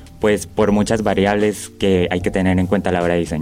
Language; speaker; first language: Spanish; native; Spanish